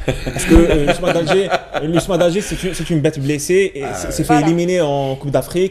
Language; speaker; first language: French; non-native, local second language; Arabic